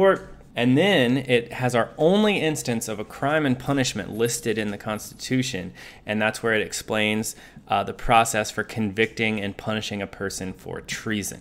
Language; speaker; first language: English; native; English